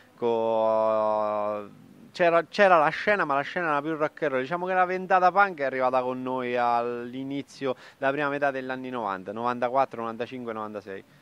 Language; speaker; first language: Italian; native; Italian